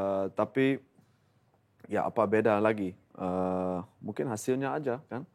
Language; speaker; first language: Indonesian; non-native, fluent; Dutch